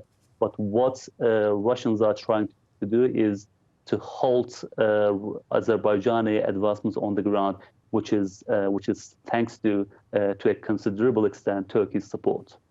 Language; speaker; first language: English; non-native, fluent; Turkish